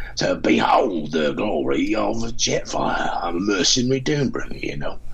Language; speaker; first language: English; native; English